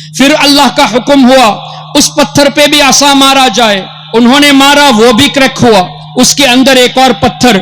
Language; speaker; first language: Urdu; non-native, fluent; Memoni